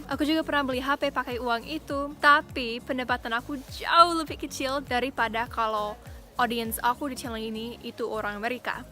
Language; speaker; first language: Indonesian; non-native, fluent; English